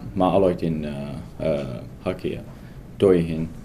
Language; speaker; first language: Finnish; non-native, learner; Arabic